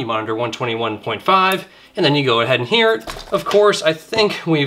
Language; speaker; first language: English; native; English